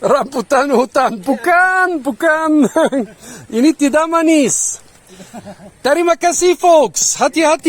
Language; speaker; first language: Indonesian; non-native, learner; English